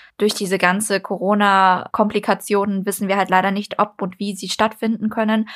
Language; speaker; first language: German; early bilingual, other home language; Vietnamese